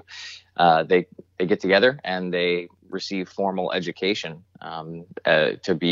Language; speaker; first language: English; native; English